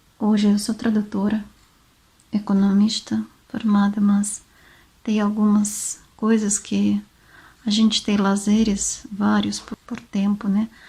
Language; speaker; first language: Portuguese; non-native, fluent; Russian